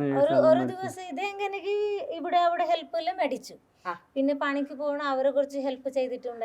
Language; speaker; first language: Malayalam; non-native, local second language; Odia